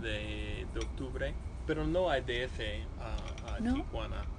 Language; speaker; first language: Spanish; non-native, fluent; English